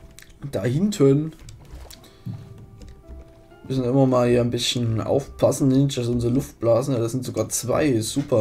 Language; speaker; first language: German; native; German